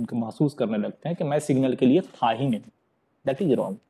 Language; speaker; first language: Hindi; native; Hindi